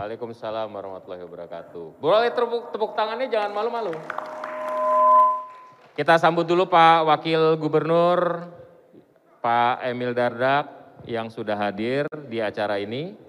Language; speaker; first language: Indonesian; native; Indonesian